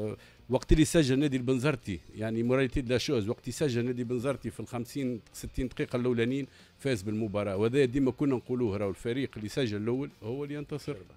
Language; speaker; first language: Arabic; native; Arabic